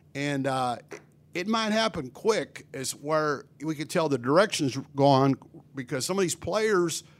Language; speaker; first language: English; native; English